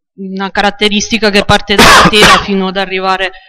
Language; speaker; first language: Italian; native; Italian